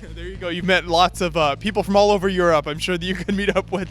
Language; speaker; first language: English; native; English